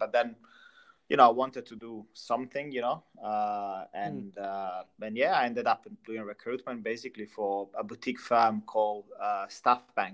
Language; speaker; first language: English; non-native, fluent; Italian